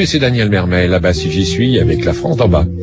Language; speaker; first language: French; native; French